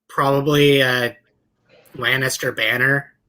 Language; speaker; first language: English; native; English